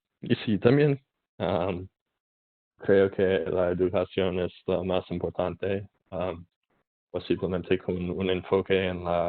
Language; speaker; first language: Spanish; non-native, learner; English